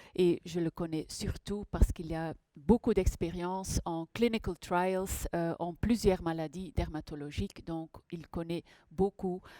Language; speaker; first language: French; non-native, local second language; Dutch